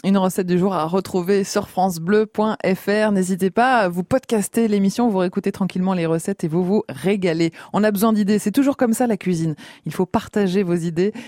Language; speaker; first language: French; native; French